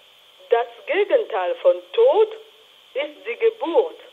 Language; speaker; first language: German; non-native, fluent; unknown